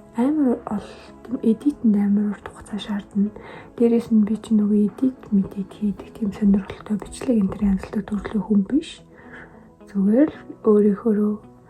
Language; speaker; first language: Mongolian; non-native, local second language; Kazakh